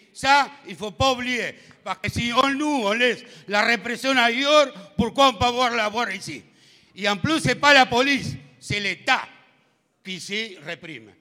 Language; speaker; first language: French; non-native, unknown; Spanish